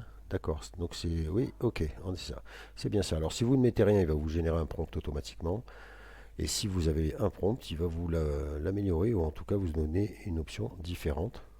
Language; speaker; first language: French; native; French